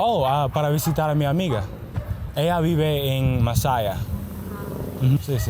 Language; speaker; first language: Spanish; non-native, learner; English